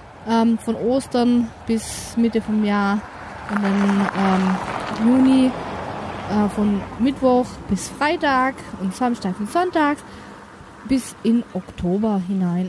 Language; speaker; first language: German; native; German